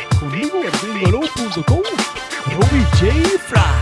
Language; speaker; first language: Spanish; non-native, fluent; English